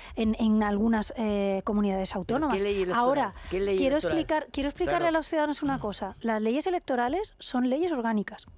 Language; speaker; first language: Spanish; native; Spanish